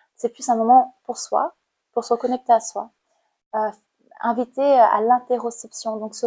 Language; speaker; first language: French; non-native, fluent; Khmer